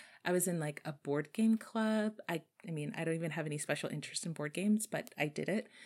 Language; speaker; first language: English; native; English